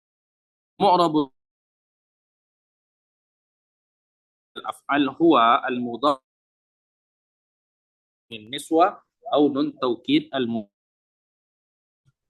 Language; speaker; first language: Arabic; non-native, fluent; Indonesian